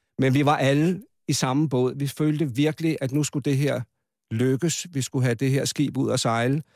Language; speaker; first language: Danish; native; Danish